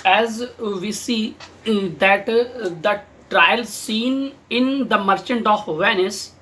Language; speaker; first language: English; non-native, local second language; Hindi